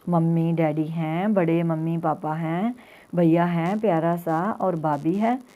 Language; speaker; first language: Hindi; non-native, local second language; Punjabi